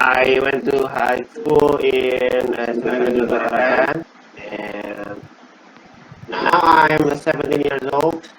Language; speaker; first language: English; non-native, learner; Indonesian